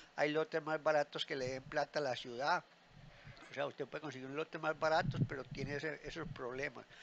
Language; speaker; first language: Spanish; native; Spanish